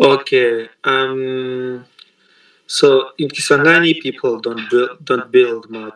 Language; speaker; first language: English; non-native, learner; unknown